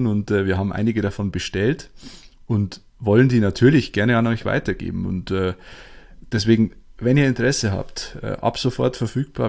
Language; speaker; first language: German; native; German